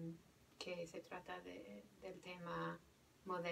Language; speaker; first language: Spanish; non-native, fluent; English